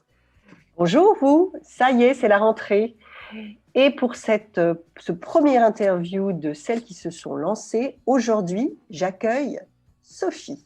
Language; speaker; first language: French; native; French